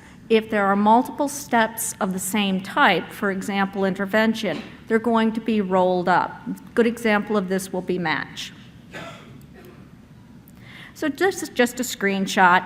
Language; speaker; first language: English; native; English